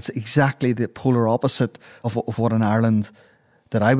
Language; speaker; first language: English; native; English